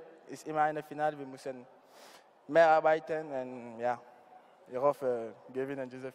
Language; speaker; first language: German; non-native, learner; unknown